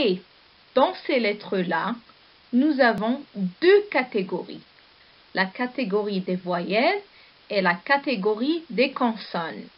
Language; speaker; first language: French; non-native, local second language; Arabic